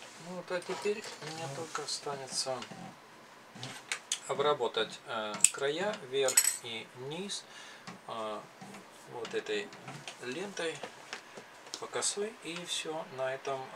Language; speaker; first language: Russian; native; Russian